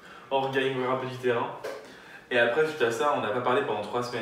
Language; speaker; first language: French; native; French